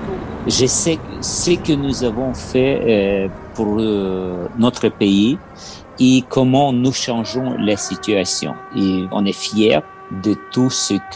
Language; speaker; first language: French; non-native, fluent; Ukrainian